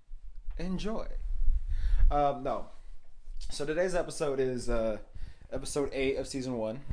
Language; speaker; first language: English; native; English